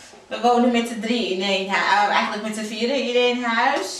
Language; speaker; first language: Dutch; early bilingual, other home language; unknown